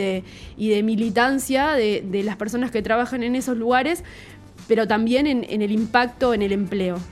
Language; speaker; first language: Spanish; native; Spanish